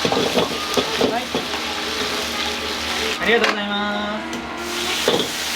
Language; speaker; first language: Japanese; native; Japanese